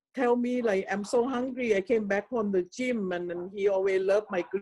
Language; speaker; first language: English; non-native, learner; Thai